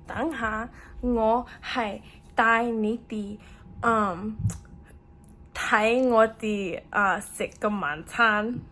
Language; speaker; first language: Cantonese; early bilingual, heritage; English